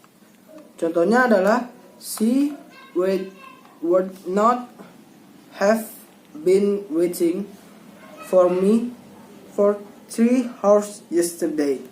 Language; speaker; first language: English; non-native, learner; Indonesian